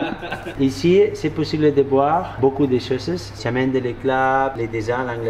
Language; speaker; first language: French; non-native, learner; Spanish